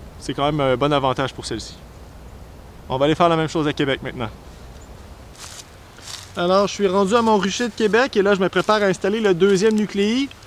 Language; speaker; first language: French; native; French